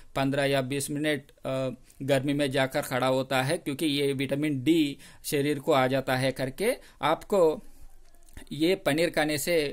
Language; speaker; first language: Hindi; non-native, local second language; Telugu